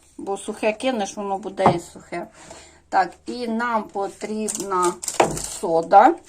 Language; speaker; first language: Ukrainian; native; Ukrainian